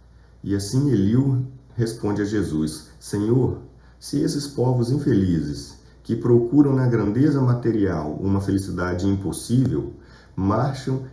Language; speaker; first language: Portuguese; native; Portuguese